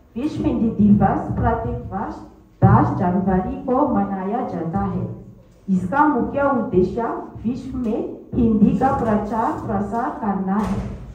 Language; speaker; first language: Hindi; non-native, learner; Malagasy